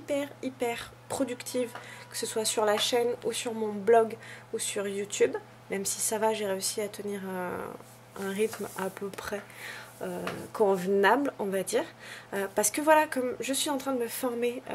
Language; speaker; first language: French; native; French